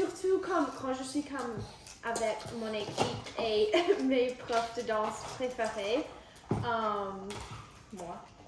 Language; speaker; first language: French; non-native, local second language; English